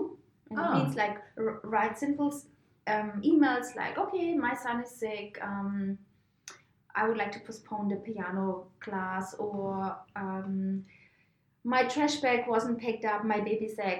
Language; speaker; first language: English; non-native, fluent; German